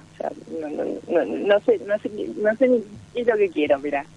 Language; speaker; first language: Spanish; native; Spanish